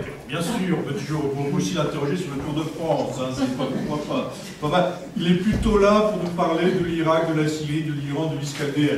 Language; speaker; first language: French; native; French